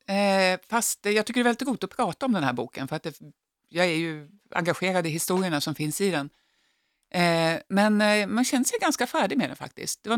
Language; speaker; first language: Swedish; native; Swedish